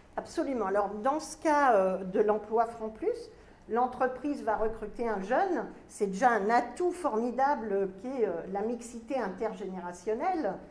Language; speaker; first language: French; native; French